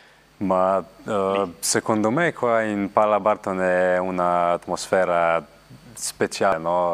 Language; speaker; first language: Italian; non-native, learner; Slovenian